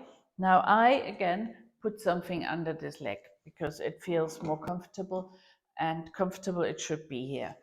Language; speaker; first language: English; non-native, fluent; German